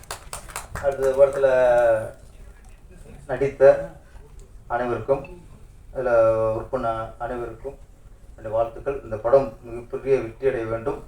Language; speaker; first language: Tamil; native; Tamil